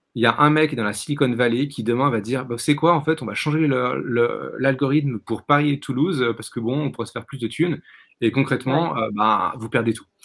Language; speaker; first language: French; native; French